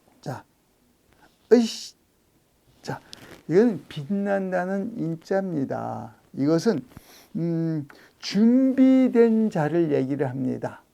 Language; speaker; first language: Korean; native; Korean